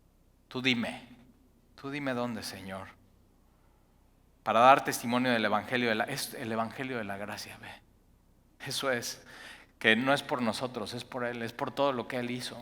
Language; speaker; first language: Spanish; native; Spanish